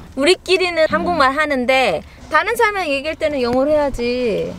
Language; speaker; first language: Korean; native; Korean